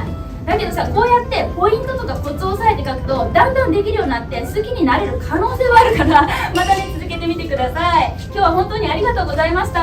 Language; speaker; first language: Japanese; native; Japanese